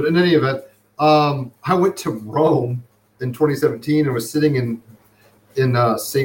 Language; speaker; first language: English; native; English